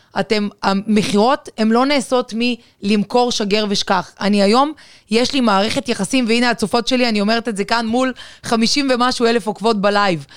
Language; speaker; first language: Hebrew; non-native, fluent; Russian